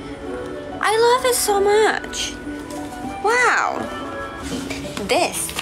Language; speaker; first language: English; non-native, fluent; Thai